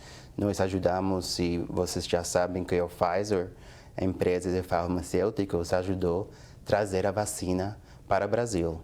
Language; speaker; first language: Portuguese; non-native, fluent; English